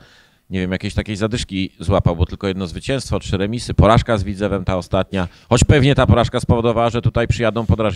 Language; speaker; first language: Polish; native; Polish